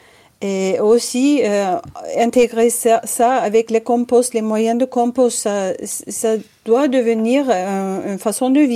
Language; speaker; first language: French; non-native, fluent; Turkish